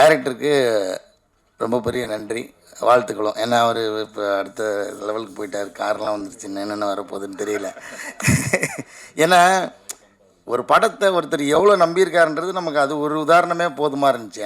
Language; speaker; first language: Tamil; native; Tamil